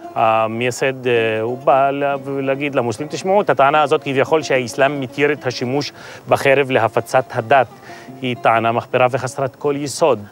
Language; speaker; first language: Hebrew; non-native, local second language; Arabic